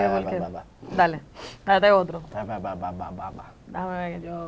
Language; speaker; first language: Spanish; native; Spanish